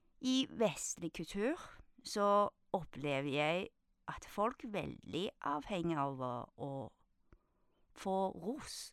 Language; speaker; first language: Norwegian; non-native, fluent; Chinese